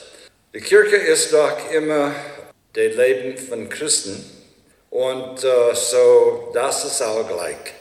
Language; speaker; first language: German; early bilingual, heritage; Low German